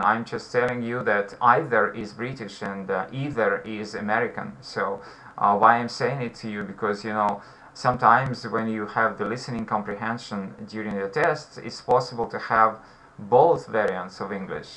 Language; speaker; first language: English; non-native, fluent; Russian